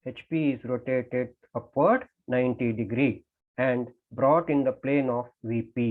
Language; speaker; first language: English; non-native, local second language; Kannada